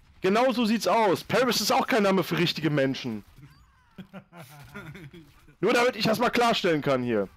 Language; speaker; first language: German; native; German